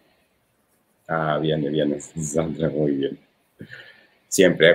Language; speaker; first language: Spanish; non-native, fluent; Italian